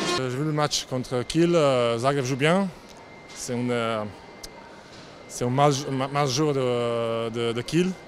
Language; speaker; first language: French; non-native, learner; Croatian